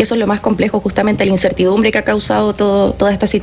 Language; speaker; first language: Spanish; native; Spanish